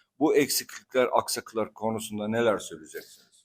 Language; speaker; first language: Turkish; native; Turkish